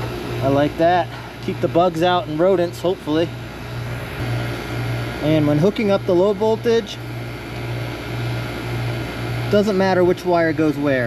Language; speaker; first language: English; native; English